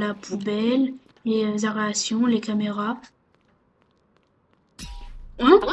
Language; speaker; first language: French; native; French